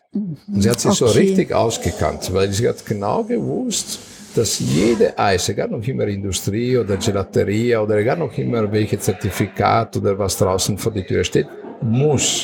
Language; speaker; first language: German; non-native, fluent; Italian